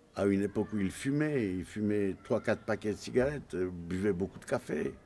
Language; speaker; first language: French; non-native, fluent; Romanian